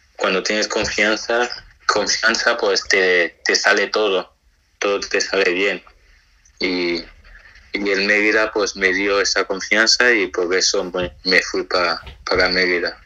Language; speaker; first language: Spanish; non-native, fluent; Nigerian Pidgin